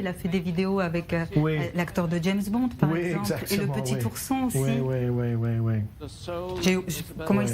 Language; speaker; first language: French; native; French